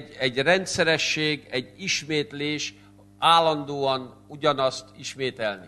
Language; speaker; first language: Hungarian; native; Hungarian